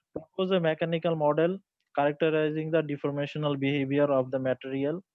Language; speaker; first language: English; non-native, local second language; Bangla